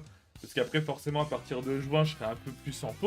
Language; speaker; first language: French; native; French